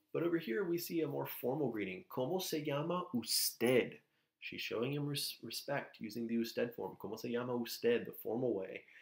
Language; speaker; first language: English; native; English